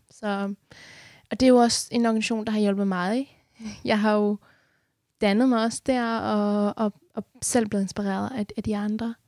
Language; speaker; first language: Danish; early bilingual, other home language; Persian